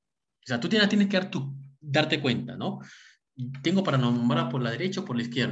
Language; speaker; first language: Spanish; native; Spanish